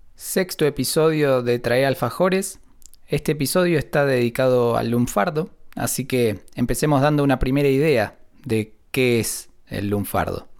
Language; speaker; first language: Spanish; native; Spanish